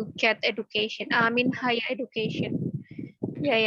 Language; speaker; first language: English; non-native, learner; Indonesian